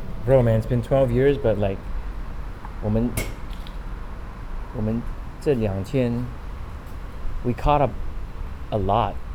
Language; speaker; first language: English; non-native, local second language; Chinese